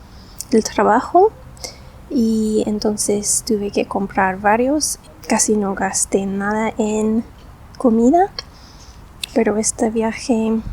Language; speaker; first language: Spanish; non-native, fluent; English